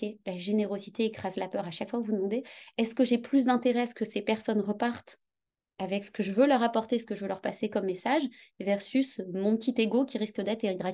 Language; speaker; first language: French; native; French